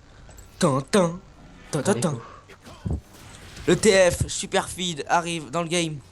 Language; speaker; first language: French; native; French